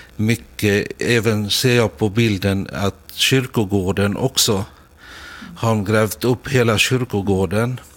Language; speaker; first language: Swedish; non-native, fluent; Arabic